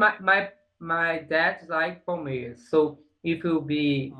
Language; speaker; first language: English; non-native, learner; Portuguese